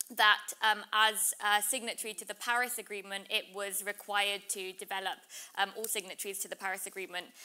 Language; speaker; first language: English; native; English